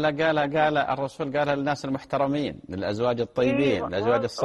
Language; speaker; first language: Arabic; native; Arabic